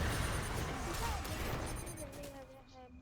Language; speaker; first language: French; native; French